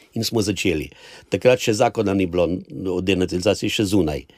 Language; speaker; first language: Slovenian; native; Slovenian